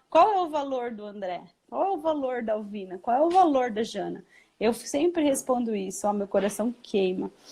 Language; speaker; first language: Portuguese; early bilingual, heritage; Portuguese